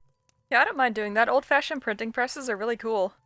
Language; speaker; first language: English; native; English